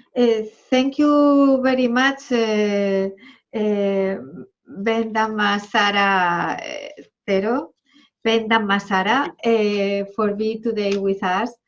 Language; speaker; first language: English; non-native, learner; Spanish